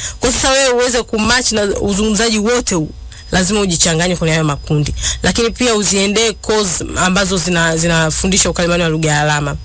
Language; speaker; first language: Swahili; non-native, local second language; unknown